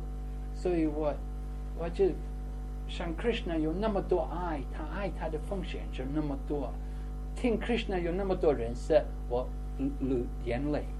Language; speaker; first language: Chinese; non-native, fluent; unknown